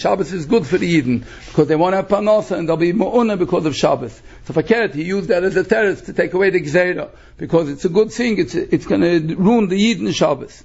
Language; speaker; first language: English; native; English